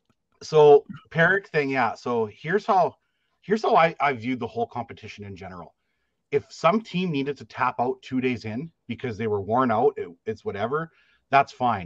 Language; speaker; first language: English; native; English